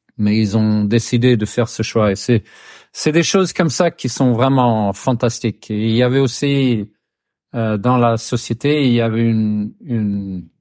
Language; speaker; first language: French; non-native, fluent; Swedish